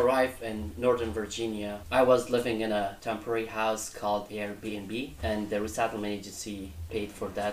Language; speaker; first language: English; non-native, fluent; Persian